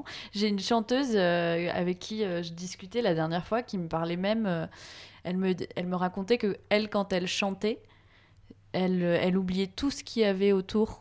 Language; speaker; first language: French; native; French